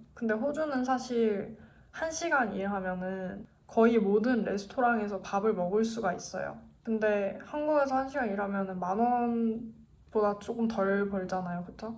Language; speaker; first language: Korean; native; Korean